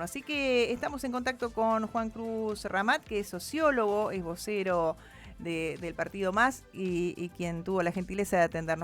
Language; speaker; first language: Spanish; native; Spanish